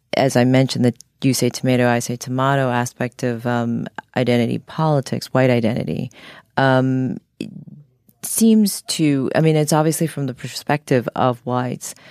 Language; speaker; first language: English; native; English